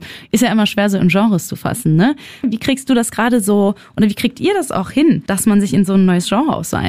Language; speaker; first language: German; native; German